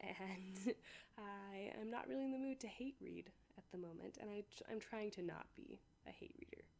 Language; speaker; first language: English; native; English